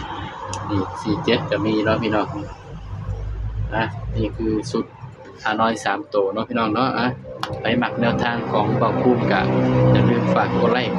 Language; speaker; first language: Thai; non-native, local second language; Lao